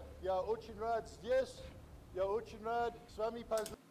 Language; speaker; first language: Russian; non-native, learner; English